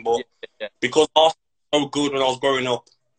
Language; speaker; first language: English; native; English